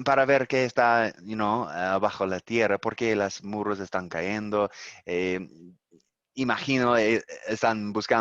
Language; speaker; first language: Spanish; non-native, learner; English